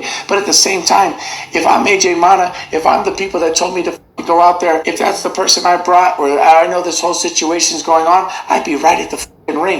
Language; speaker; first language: English; native; English